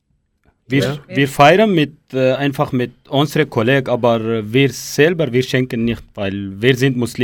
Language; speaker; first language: German; non-native, learner; Kurdish